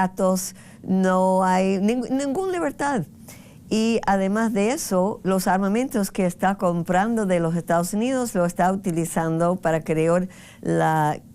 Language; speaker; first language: Spanish; non-native, fluent; English